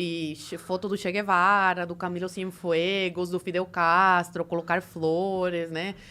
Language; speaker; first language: Portuguese; early bilingual, other home language; Spanish